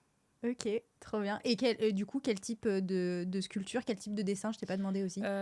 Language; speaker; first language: French; native; French